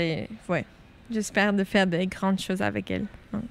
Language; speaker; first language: French; non-native, local second language; Dutch